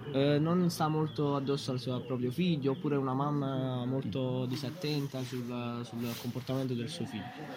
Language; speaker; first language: Italian; native; Italian